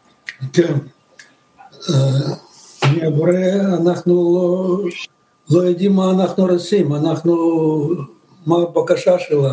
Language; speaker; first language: Hebrew; non-native, learner; French